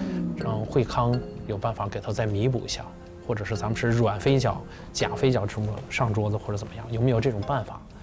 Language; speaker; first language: Chinese; native; Chinese